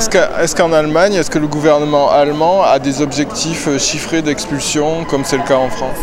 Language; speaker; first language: French; native; French